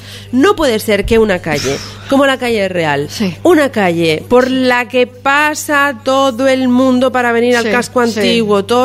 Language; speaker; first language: Spanish; native; Spanish